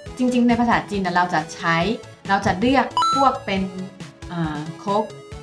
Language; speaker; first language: Thai; non-native, fluent; Chinese